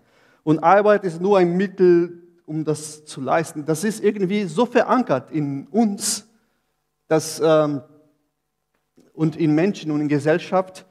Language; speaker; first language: German; non-native, fluent; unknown